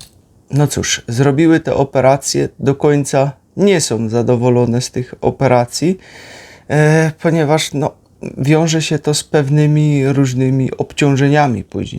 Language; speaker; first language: Polish; native; Polish